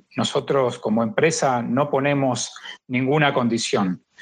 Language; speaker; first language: Spanish; native; Spanish